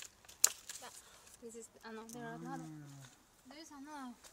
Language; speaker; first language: English; non-native, learner; Spanish